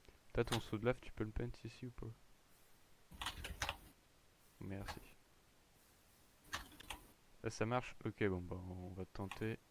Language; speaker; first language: French; native; French